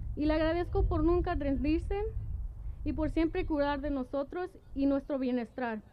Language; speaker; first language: Spanish; early bilingual, heritage; Spanish